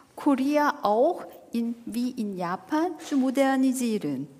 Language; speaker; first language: German; non-native, fluent; Korean